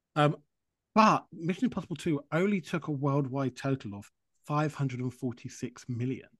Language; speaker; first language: English; native; English